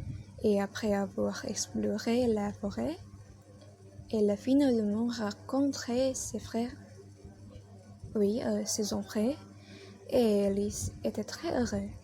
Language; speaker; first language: French; non-native, learner; Indonesian